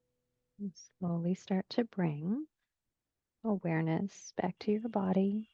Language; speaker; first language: English; native; English